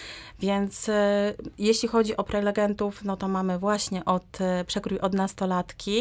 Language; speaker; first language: Polish; native; Polish